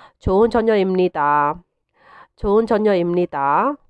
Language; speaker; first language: Korean; non-native, fluent; Burmese